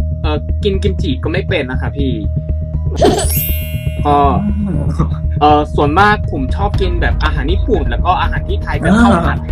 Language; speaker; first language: Thai; early bilingual, other home language; Korean